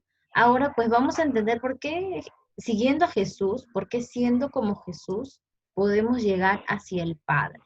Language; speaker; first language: Spanish; native; Spanish